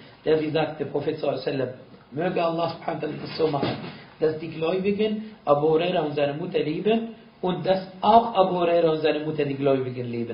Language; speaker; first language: German; non-native, fluent; Arabic